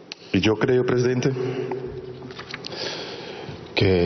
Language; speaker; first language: Spanish; non-native, fluent; Portuguese